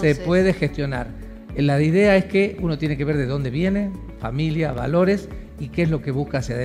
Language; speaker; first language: Spanish; native; Spanish